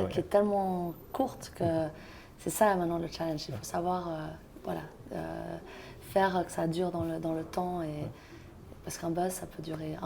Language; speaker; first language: French; native; French